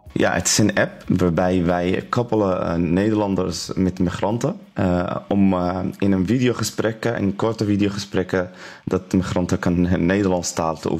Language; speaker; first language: Dutch; non-native, learner; Arabic